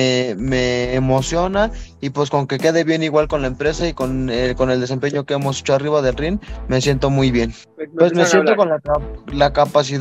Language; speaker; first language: Spanish; native; Spanish